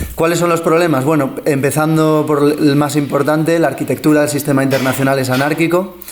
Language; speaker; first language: Spanish; early bilingual, other home language; English